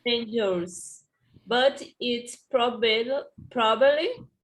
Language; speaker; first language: English; non-native, learner; Portuguese